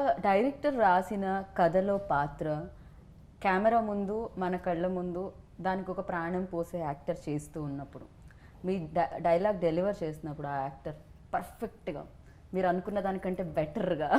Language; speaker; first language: Telugu; native; Telugu